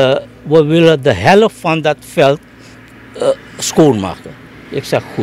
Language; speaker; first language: Dutch; non-native, local second language; Caribbean Hindustani